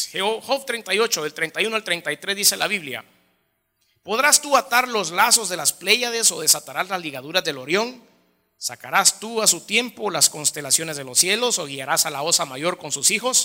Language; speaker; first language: Spanish; native; Spanish